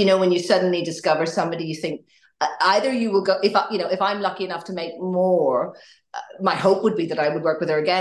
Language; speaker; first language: English; native; English